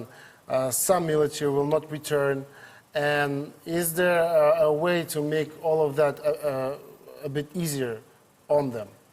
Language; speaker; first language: English; non-native, fluent; Ukrainian